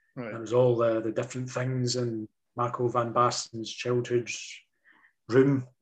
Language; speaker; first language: English; native; English